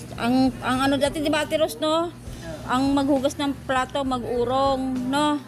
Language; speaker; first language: Filipino; native; Filipino